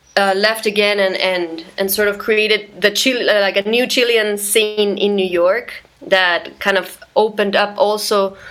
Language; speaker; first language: English; non-native, fluent; Spanish